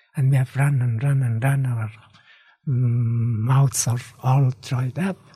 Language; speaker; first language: English; non-native, fluent; Persian